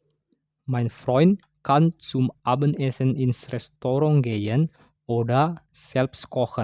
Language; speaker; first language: German; non-native, fluent; Indonesian